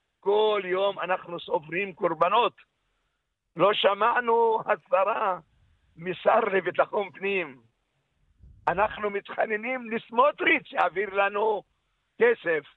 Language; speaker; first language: Hebrew; non-native, local second language; Arabic